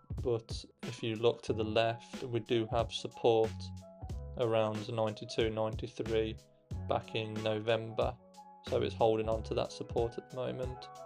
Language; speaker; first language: English; native; English